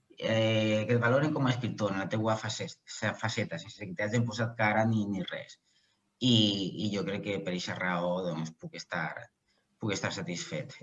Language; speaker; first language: Catalan; non-native, local second language; Spanish